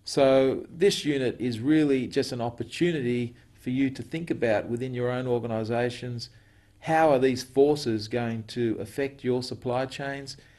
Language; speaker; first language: English; native; English